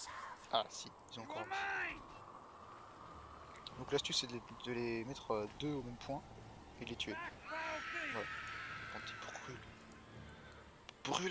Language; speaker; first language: French; native; French